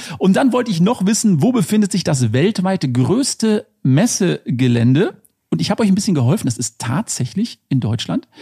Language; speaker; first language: German; native; German